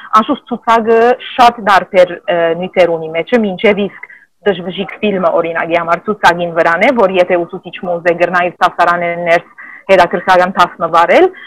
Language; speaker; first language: Armenian; native; Armenian